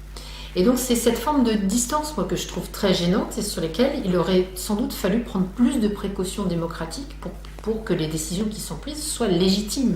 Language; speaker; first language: French; native; French